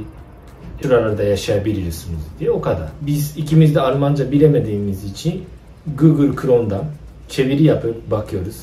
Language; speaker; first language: Turkish; non-native, fluent; Japanese